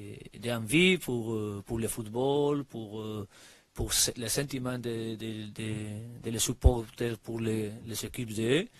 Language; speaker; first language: French; non-native, learner; Spanish